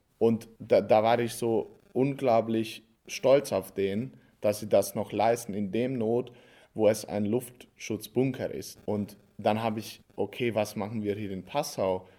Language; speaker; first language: German; non-native, fluent; Hungarian